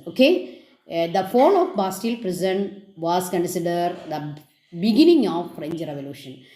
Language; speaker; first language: English; non-native, local second language; Malayalam